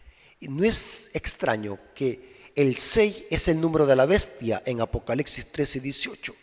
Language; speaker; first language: Spanish; native; Spanish